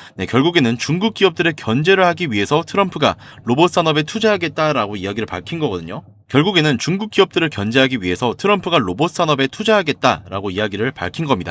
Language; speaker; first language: Korean; native; Korean